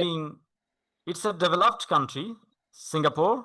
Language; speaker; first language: English; non-native, fluent; Bangla